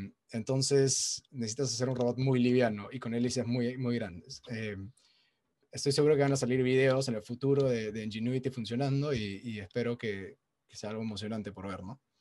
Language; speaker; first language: Spanish; native; Spanish